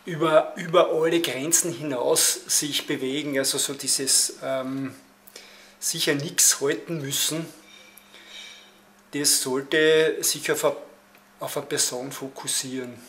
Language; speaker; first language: German; native; German